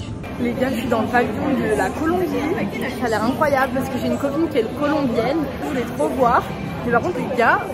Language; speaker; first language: French; native; French